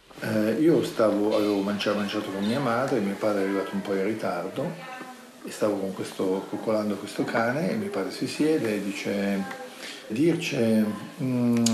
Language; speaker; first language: Italian; non-native, fluent; Arabic